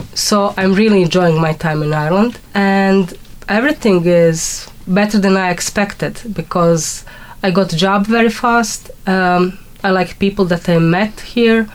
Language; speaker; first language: English; non-native, fluent; Croatian